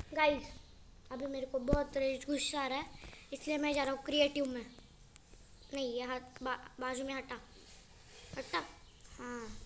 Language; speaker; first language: Hindi; non-native, local second language; Marathi